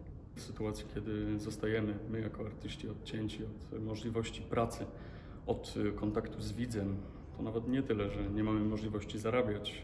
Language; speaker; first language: Polish; native; Polish